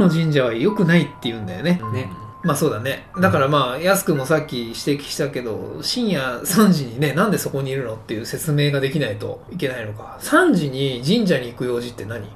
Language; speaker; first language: Japanese; native; Japanese